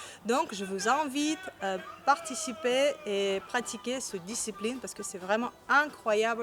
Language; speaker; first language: French; non-native, learner; Russian